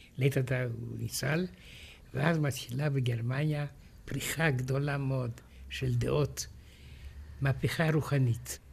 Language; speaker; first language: Hebrew; non-native, fluent; Romanian